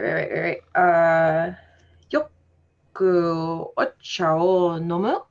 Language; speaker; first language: Japanese; non-native, learner; English